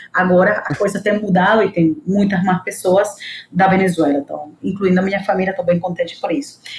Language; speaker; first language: Portuguese; non-native, fluent; Spanish